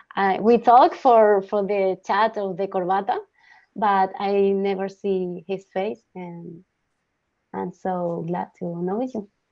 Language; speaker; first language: English; non-native, learner; Spanish